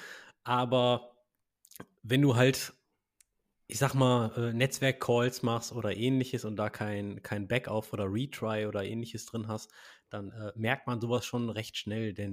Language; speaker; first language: German; native; German